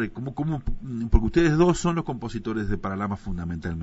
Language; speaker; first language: Spanish; native; Spanish